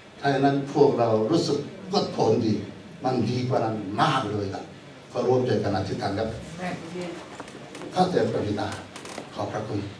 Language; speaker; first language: Thai; non-native, fluent; Korean